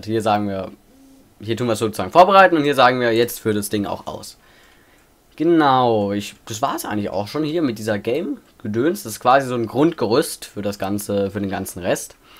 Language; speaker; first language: German; native; German